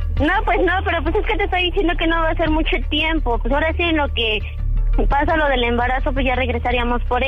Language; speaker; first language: Spanish; native; Spanish